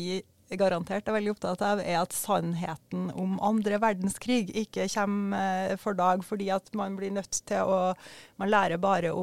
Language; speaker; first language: Norwegian; native; Norwegian